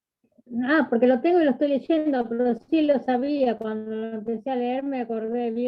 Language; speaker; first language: Spanish; native; Spanish